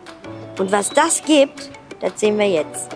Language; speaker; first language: German; native; German